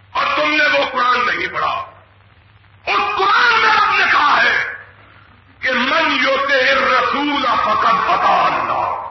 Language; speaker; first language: Urdu; non-native, local second language; Punjabi